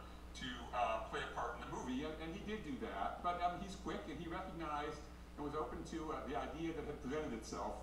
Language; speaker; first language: English; native; English